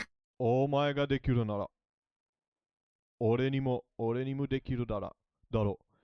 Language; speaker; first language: Japanese; non-native, learner; English